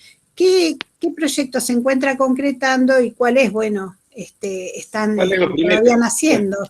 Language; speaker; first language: Spanish; native; Spanish